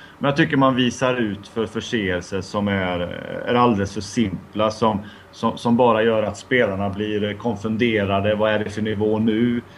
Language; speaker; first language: Swedish; native; Swedish